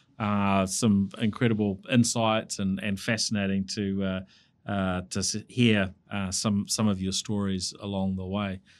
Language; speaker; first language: English; native; English